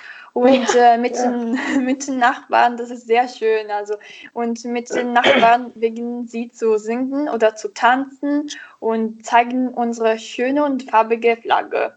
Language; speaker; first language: German; non-native, learner; Italian